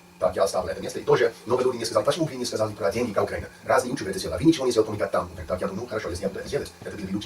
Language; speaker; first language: Russian; non-native, learner; English